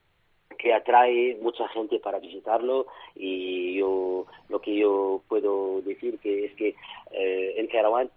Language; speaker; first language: Spanish; non-native, fluent; Arabic